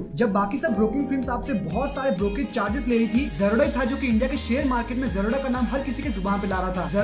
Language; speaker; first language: Hindi; native; Hindi